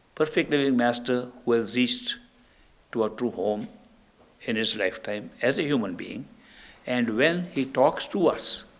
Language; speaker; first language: English; non-native, local second language; Punjabi